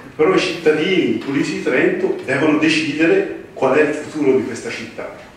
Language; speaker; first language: Italian; early bilingual, heritage; English